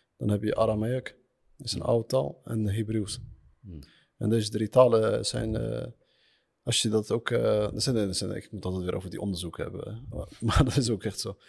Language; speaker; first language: Dutch; early bilingual, other home language; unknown